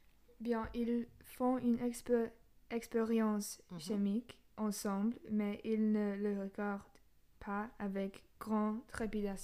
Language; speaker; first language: French; non-native, learner; English